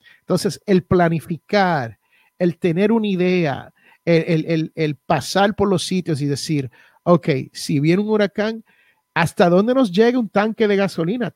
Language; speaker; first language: Spanish; native; Spanish